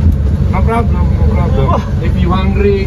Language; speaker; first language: English; non-native, learner; Indonesian